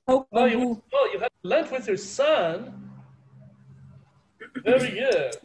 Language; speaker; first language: English; non-native, fluent; Portuguese